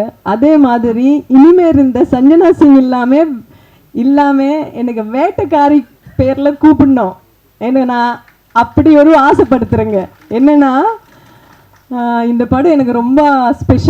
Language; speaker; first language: Tamil; non-native, learner; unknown